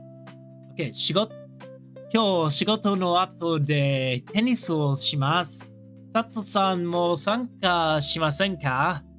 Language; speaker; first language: Japanese; non-native, learner; English